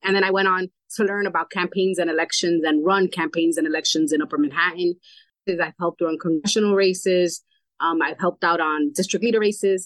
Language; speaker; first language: English; early bilingual, other home language; Spanish